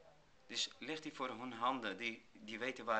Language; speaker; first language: Dutch; non-native, learner; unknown